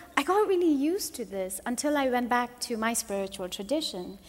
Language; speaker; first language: English; non-native, local second language; Nepali